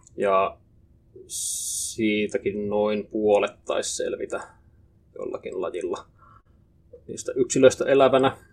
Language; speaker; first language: Finnish; native; Finnish